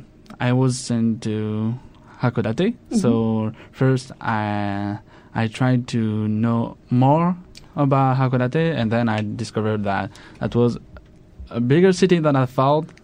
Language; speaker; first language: English; non-native, fluent; French